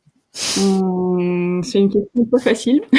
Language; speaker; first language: French; native; French